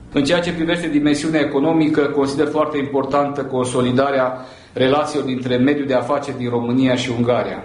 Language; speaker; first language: Romanian; native; Romanian